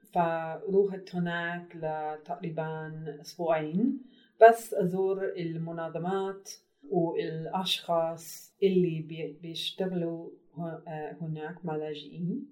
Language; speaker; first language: Arabic; non-native, learner; English